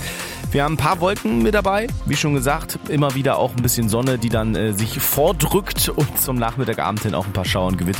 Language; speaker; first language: German; native; German